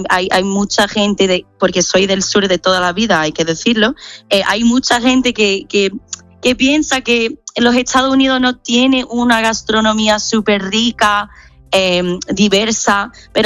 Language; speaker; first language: Spanish; non-native, fluent; English